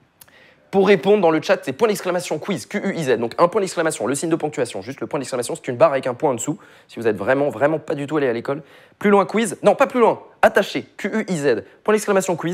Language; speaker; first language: French; native; French